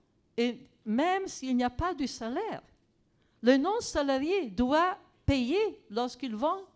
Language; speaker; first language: French; non-native, fluent; Italian